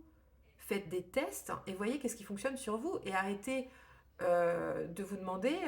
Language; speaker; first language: French; native; French